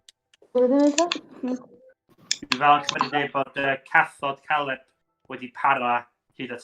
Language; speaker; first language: Welsh; native; Welsh